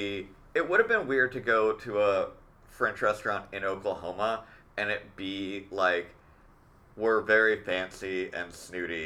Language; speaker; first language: English; native; English